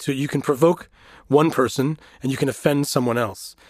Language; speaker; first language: English; native; English